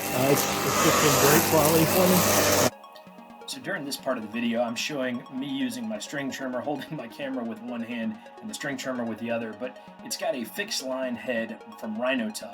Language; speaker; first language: English; native; English